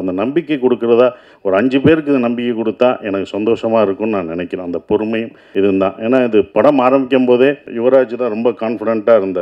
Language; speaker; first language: Tamil; native; Tamil